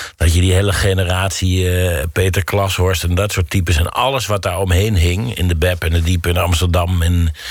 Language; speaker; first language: Dutch; native; Dutch